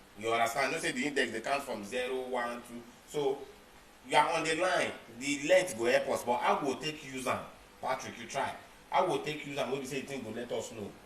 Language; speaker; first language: Nigerian Pidgin; non-native, local second language; Yoruba